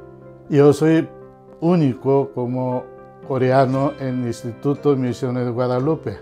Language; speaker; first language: Spanish; non-native, learner; Korean